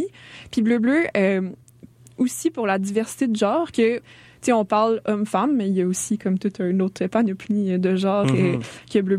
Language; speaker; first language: French; native; French